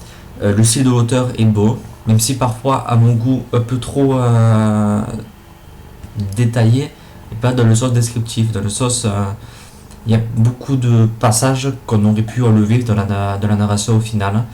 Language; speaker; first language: French; native; French